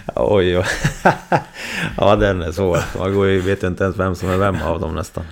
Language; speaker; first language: Swedish; native; Swedish